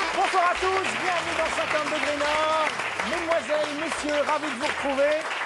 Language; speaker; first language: French; native; French